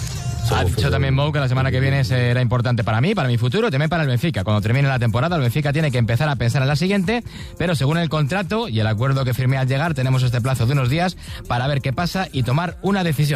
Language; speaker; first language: Spanish; native; Spanish